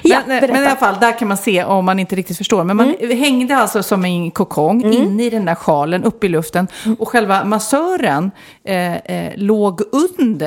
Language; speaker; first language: Swedish; native; Swedish